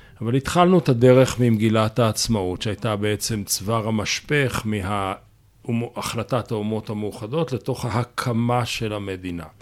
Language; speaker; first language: Hebrew; native; Hebrew